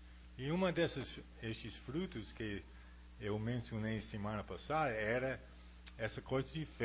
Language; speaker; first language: Portuguese; non-native, fluent; English